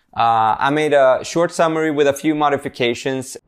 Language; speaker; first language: English; non-native, fluent; Swedish